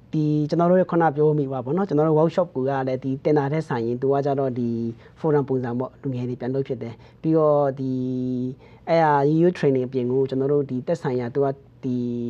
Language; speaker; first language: Burmese; non-native, local second language; Kachin